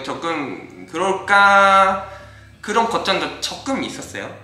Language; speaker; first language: Korean; non-native, fluent; Japanese